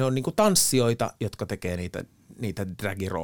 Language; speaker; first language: Finnish; native; Finnish